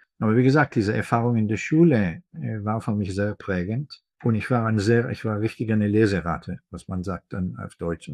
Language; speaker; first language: German; non-native, fluent; Hebrew